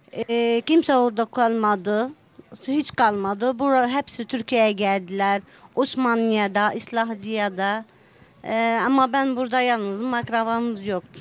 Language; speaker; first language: Turkish; early bilingual, heritage; Turkish